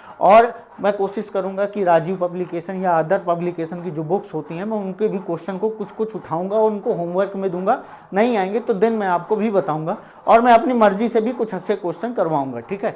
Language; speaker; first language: Hindi; native; Hindi